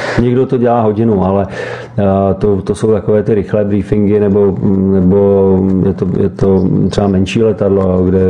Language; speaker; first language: Czech; native; Czech